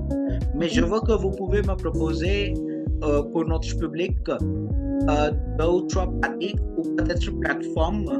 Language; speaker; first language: French; non-native, local second language; Hindi